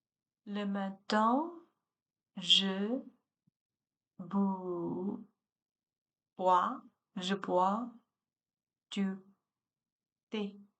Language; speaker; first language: French; non-native, learner; Chinese